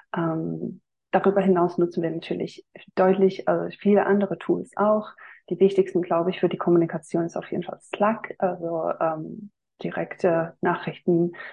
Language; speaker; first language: German; non-native, fluent; Finnish